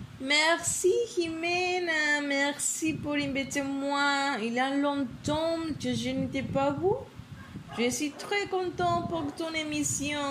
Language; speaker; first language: French; non-native, learner; Spanish